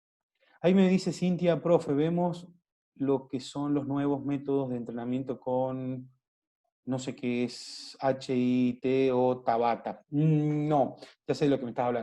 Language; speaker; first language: Spanish; native; Spanish